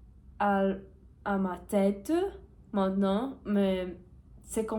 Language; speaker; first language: French; non-native, learner; Portuguese